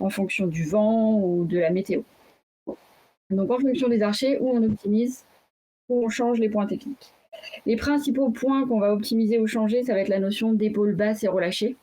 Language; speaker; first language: French; native; French